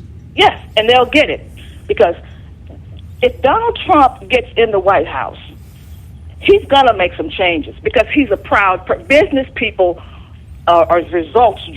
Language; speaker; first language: English; native; English